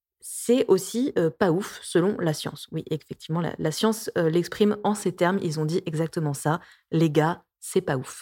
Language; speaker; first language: French; native; French